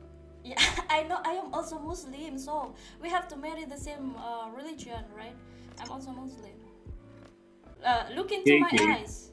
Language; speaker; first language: English; non-native, learner; Indonesian